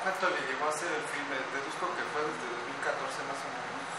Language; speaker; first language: Spanish; native; Spanish